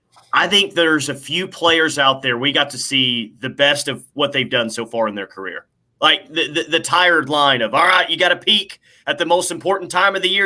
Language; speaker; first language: English; native; English